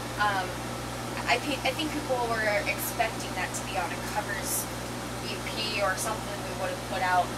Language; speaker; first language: English; native; English